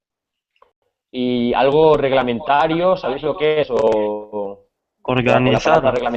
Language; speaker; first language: Spanish; native; Spanish